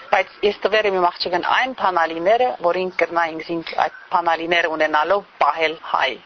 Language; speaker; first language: Armenian; early bilingual, heritage; Armenian